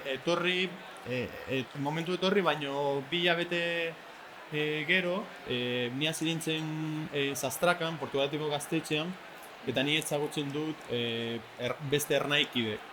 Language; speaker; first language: Basque; non-native, learner; Spanish